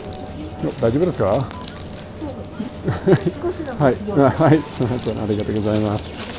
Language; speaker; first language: Japanese; non-native, fluent; English